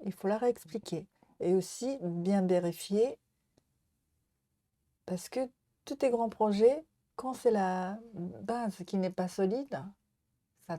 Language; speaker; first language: French; non-native, learner; Japanese